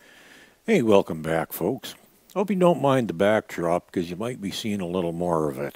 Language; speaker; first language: English; native; English